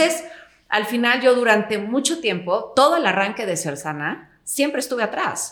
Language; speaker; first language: Spanish; native; Spanish